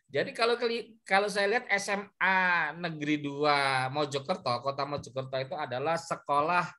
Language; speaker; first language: Indonesian; native; Indonesian